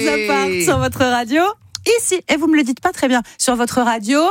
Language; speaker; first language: French; native; French